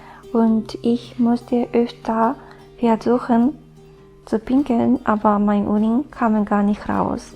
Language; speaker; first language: German; non-native, fluent; Japanese